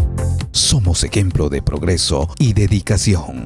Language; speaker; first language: Spanish; native; Spanish